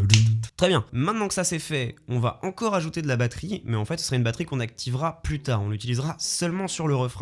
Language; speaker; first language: French; native; French